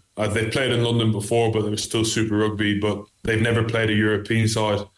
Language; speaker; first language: English; native; English